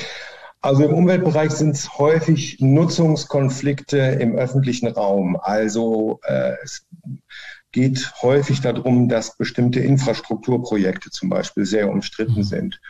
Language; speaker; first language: German; native; German